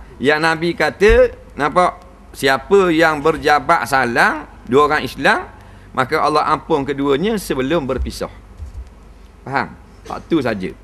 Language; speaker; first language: Malay; native; Malay